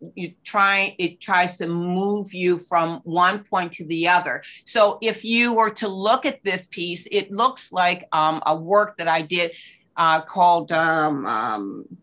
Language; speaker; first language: English; native; English